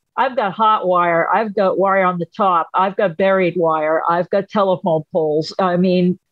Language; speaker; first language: English; native; English